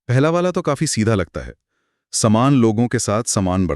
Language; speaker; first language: Hindi; native; Hindi